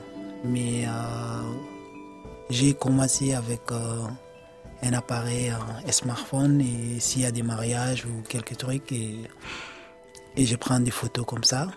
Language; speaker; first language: French; non-native, learner; Arabic